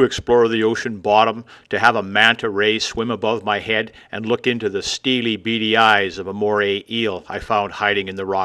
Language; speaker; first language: English; native; English